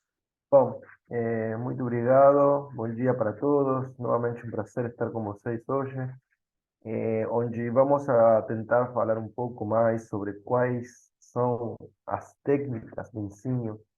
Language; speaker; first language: Portuguese; non-native, fluent; Spanish